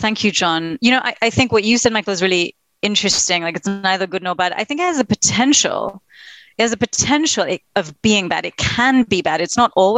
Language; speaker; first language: English; native; English